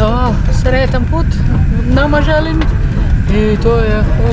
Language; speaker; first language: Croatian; non-native, learner; Portuguese